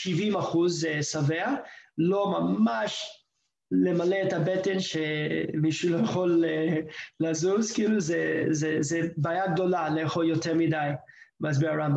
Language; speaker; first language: Hebrew; non-native, fluent; English